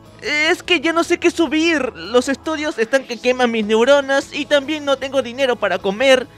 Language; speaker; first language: Spanish; native; Spanish